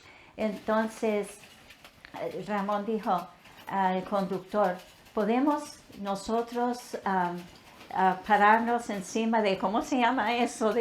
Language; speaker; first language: Spanish; non-native, fluent; English